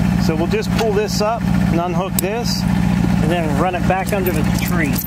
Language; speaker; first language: English; native; English